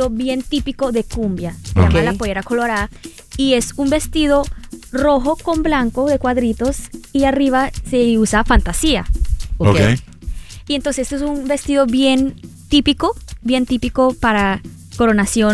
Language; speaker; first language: Spanish; early bilingual, heritage; Spanish